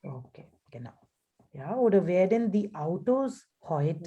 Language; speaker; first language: German; non-native, fluent; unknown